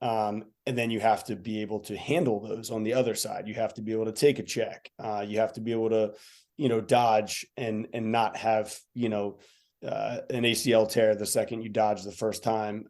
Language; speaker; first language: English; native; English